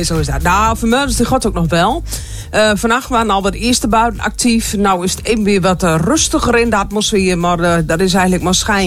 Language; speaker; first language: Dutch; native; Dutch